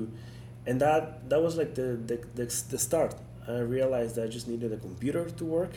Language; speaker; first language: English; non-native, fluent; Spanish